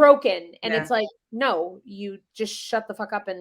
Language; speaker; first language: English; native; English